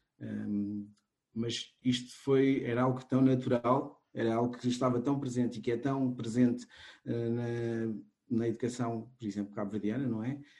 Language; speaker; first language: Portuguese; non-native, local second language; Kabuverdianu